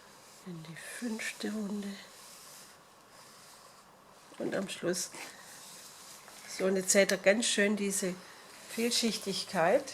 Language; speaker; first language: German; native; German